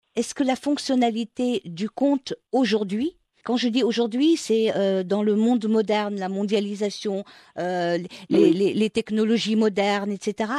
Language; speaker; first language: French; non-native, local second language; Arabic